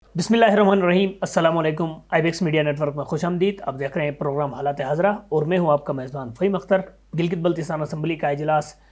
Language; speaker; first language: Urdu; non-native, local second language; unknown